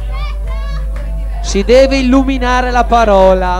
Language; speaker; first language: Italian; native; Italian